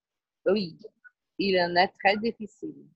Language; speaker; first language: French; non-native, learner; Portuguese